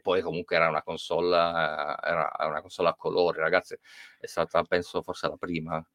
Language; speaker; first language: Italian; native; Italian